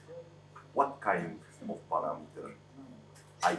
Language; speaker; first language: English; non-native, learner; Romanian